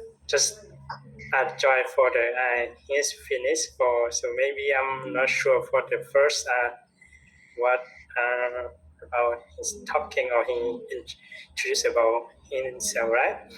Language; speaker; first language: English; non-native, learner; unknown